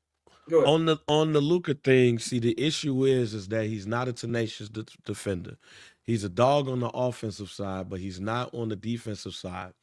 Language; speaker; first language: English; native; English